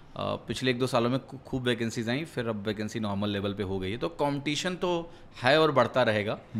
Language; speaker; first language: Hindi; native; Hindi